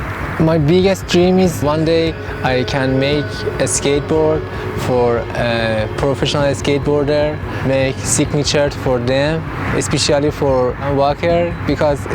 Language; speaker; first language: English; non-native, learner; Persian